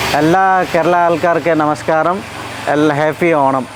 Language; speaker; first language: Malayalam; non-native, learner; Assamese